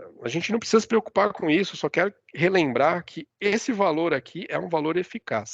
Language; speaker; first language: Portuguese; native; Portuguese